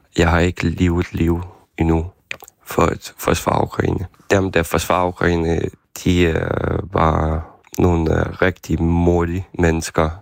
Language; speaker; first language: Danish; non-native, fluent; Ukrainian